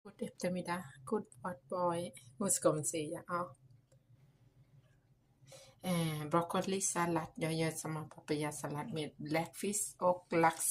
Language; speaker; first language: Swedish; non-native, learner; Thai